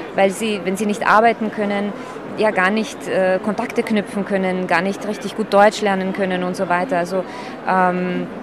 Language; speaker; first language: German; early bilingual, other home language; Slovak